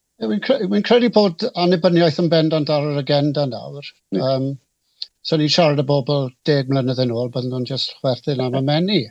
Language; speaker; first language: Welsh; non-native, local second language; English